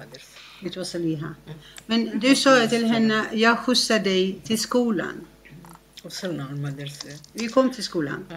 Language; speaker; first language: Swedish; non-native, fluent; Arabic